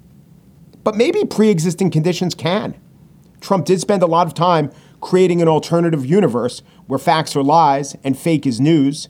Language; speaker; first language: English; native; English